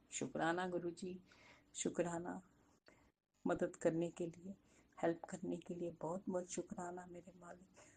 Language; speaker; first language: Hindi; non-native, local second language; Punjabi